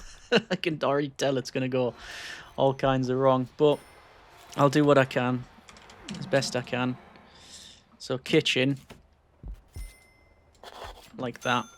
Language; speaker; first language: English; native; English